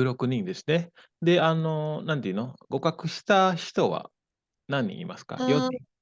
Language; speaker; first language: Japanese; non-native, fluent; Indonesian